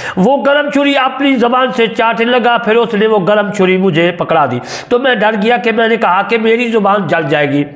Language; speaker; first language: Urdu; non-native, local second language; Saraiki